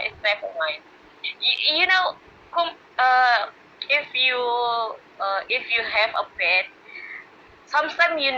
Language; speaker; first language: English; non-native, learner; Indonesian